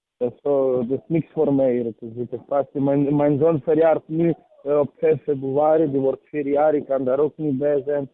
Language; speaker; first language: Dutch; non-native, fluent; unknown